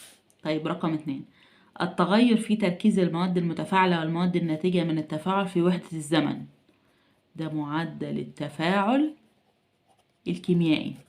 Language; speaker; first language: Arabic; native; Arabic